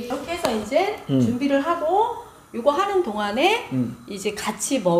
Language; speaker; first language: Korean; native; Korean